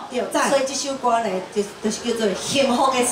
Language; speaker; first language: Chinese; native; Chinese